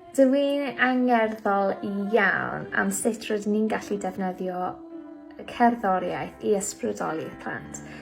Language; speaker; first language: Welsh; non-native, local second language; English